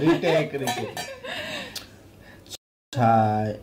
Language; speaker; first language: English; non-native, local second language; Hindi